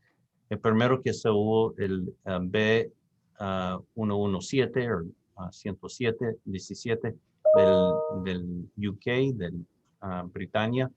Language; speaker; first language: Spanish; non-native, fluent; English